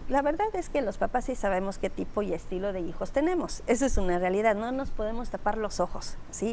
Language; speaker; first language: Spanish; native; Spanish